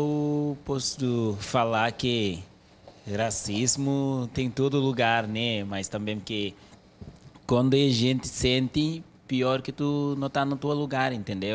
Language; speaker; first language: Portuguese; non-native, learner; Haitian Creole